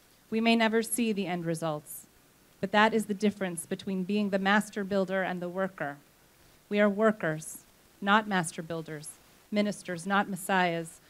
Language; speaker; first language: English; native; English